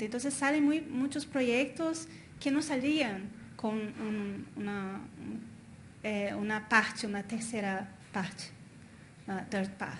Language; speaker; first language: Spanish; non-native, fluent; Portuguese